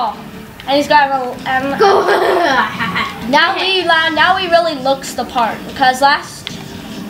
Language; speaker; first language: English; native; English